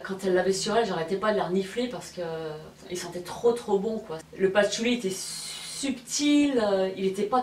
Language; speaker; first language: French; native; French